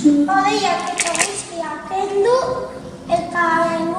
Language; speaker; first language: Basque; non-native, local second language; Spanish